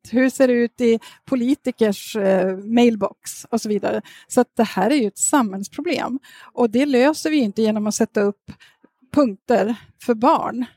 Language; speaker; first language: Swedish; native; Swedish